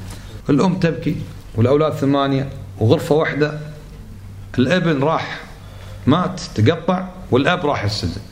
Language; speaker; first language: Arabic; native; Arabic